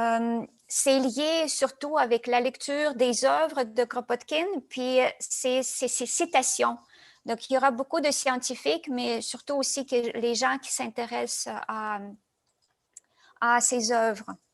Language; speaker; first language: French; non-native, fluent; Russian